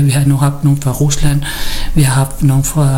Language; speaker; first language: Danish; non-native, learner; Filipino